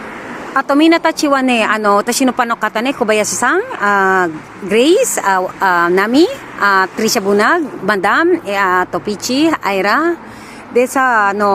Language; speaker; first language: Japanese; non-native, learner; Filipino